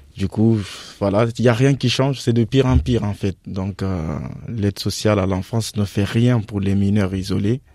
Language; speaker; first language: French; non-native, local second language; Fula